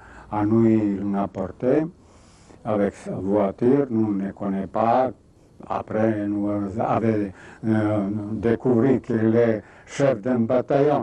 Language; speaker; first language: French; non-native, fluent; Serbian